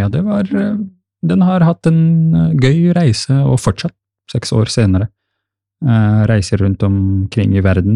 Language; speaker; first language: Norwegian; early bilingual, other home language; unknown